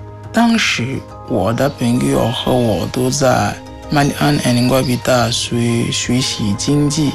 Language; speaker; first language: Chinese; non-native, fluent; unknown